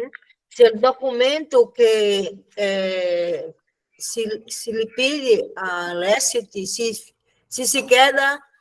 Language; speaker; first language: Spanish; non-native, fluent; Portuguese